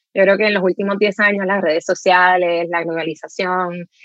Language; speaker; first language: Spanish; native; Spanish